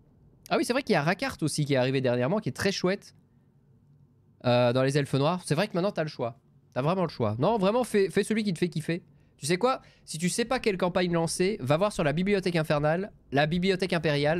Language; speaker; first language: French; native; French